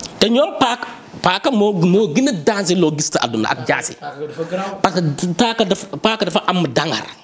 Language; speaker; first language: Wolof; non-native, local second language; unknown